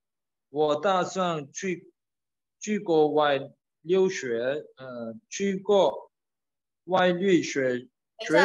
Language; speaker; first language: Chinese; non-native, learner; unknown